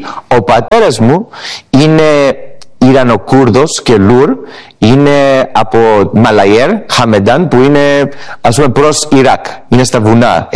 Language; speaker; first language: Greek; early bilingual, heritage; English